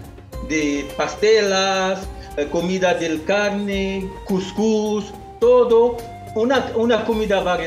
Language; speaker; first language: Spanish; non-native, fluent; Arabic